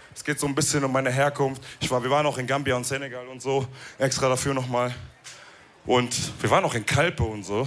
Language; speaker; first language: German; early bilingual, other home language; Wolof